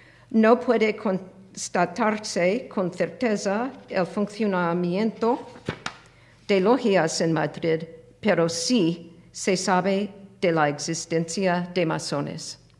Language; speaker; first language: Spanish; non-native, fluent; English